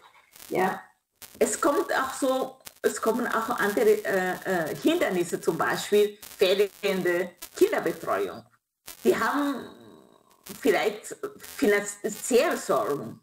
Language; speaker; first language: German; non-native, fluent; Kinyarwanda